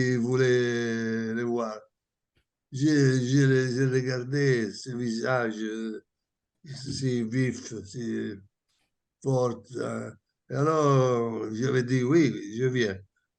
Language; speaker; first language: French; non-native, learner; Italian